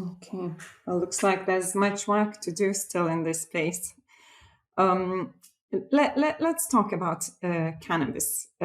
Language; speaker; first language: English; non-native, fluent; Lithuanian